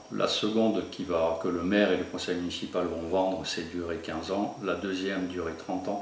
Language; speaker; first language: French; native; French